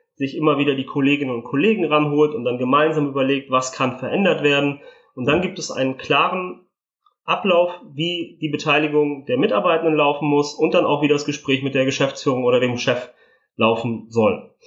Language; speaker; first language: German; native; German